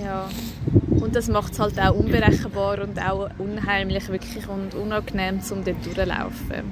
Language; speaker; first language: German; native; German